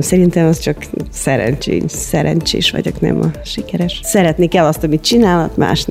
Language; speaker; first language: Hungarian; non-native, fluent; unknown